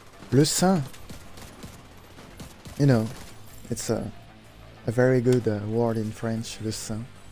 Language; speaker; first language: English; non-native, fluent; French